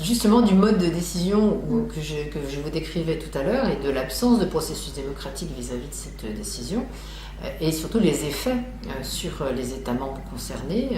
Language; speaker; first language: French; native; French